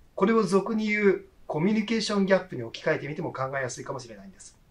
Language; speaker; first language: Japanese; native; Japanese